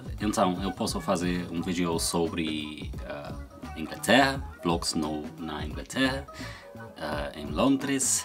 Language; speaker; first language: Portuguese; non-native, learner; English